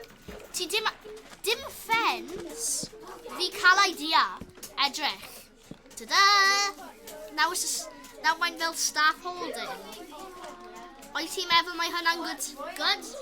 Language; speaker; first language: Welsh; non-native, local second language; English